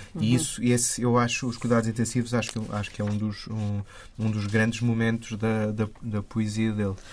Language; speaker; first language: Portuguese; non-native, fluent; English